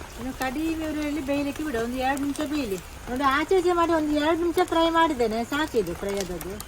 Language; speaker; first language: Kannada; native; Kannada